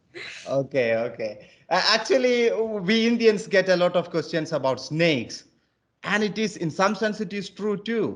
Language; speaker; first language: English; non-native, local second language; Malayalam